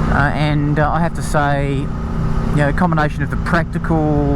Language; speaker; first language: English; native; English